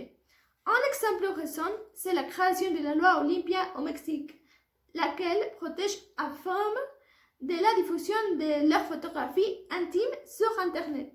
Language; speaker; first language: French; non-native, learner; Spanish